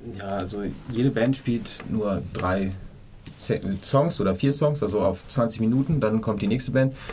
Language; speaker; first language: German; native; German